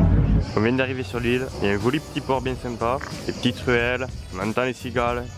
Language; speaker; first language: French; native; French